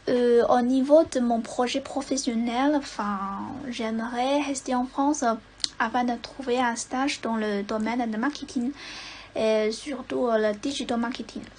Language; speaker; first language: French; non-native, fluent; Chinese